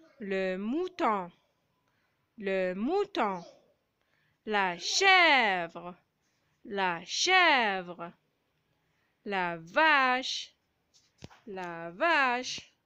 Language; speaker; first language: French; non-native, local second language; Arabic